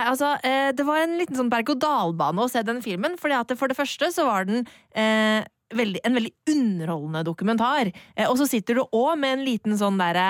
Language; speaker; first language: Norwegian; native; Norwegian